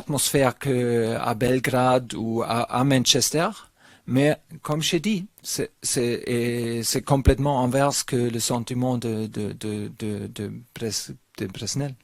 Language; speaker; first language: French; non-native, learner; German